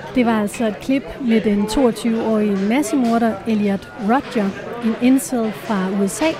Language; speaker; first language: Danish; native; Danish